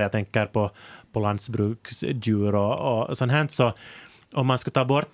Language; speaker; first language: Swedish; native; Swedish